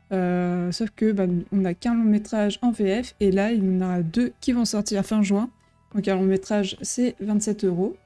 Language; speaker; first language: French; native; French